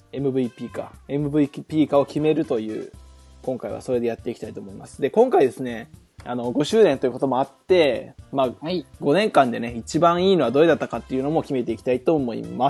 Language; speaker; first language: Japanese; native; Japanese